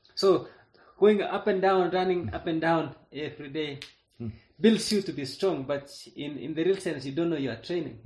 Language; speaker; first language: English; non-native, local second language; Kalenjin